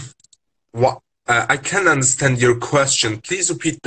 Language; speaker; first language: English; non-native, learner; Turkish